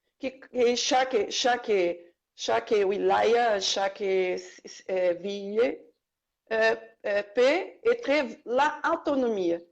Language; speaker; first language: French; non-native, learner; Portuguese